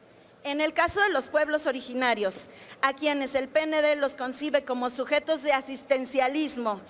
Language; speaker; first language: Spanish; native; Spanish